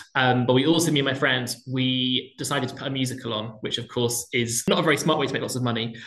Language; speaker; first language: English; native; English